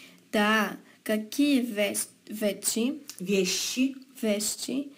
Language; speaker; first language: Russian; non-native, learner; Greek